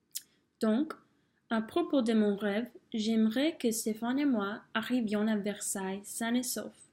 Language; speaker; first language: French; non-native, fluent; English